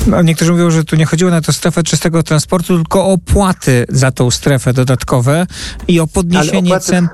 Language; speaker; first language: Polish; native; Polish